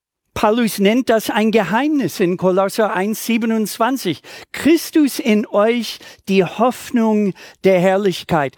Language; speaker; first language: German; non-native, fluent; English